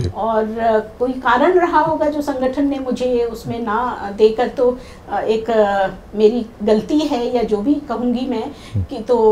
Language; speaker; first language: Hindi; native; Hindi